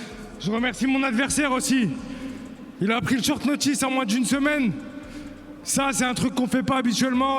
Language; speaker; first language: French; native; French